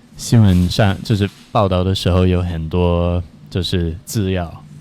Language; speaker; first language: Chinese; non-native, fluent; English